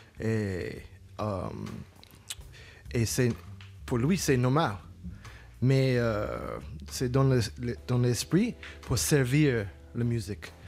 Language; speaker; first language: French; non-native, learner; English